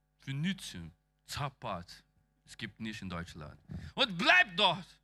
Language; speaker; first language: German; non-native, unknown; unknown